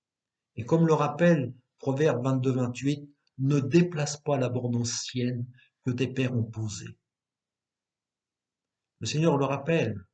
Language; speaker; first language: French; native; French